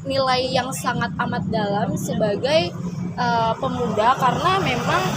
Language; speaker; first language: Indonesian; native; Indonesian